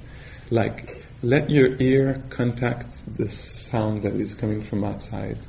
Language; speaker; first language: English; non-native, fluent; French